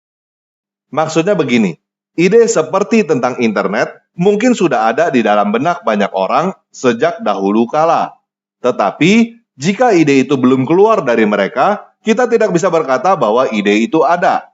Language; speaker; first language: Indonesian; native; Indonesian